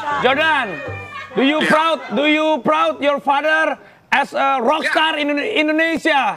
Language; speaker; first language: English; non-native, learner; Indonesian